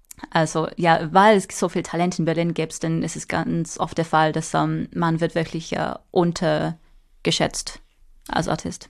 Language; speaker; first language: German; non-native, fluent; English